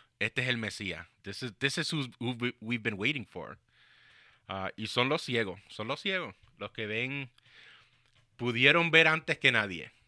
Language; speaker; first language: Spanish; early bilingual, heritage; Spanish